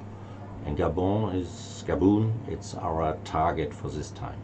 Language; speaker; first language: English; non-native, learner; German